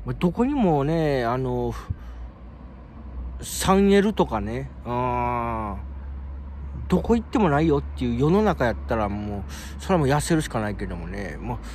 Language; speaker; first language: Japanese; native; Japanese